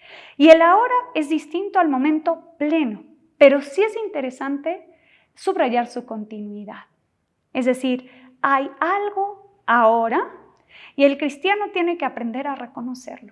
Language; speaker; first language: Spanish; native; Spanish